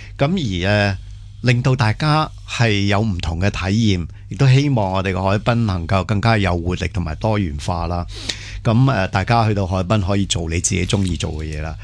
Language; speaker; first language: Cantonese; native; Cantonese